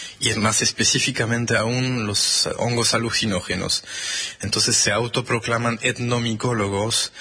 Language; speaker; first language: Spanish; non-native, fluent; French